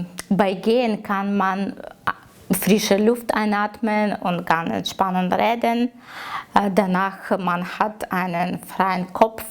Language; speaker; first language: German; non-native, learner; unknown